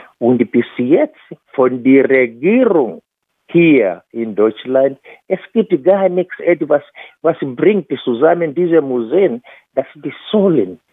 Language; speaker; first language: German; non-native, fluent; Swahili